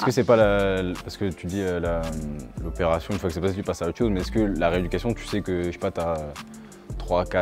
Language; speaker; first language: French; native; French